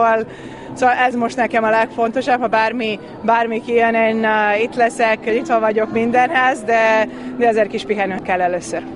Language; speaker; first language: Hungarian; non-native, fluent; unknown